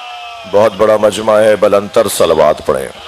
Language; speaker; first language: Urdu; native; Urdu